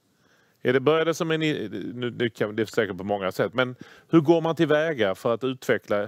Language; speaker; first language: Swedish; native; Swedish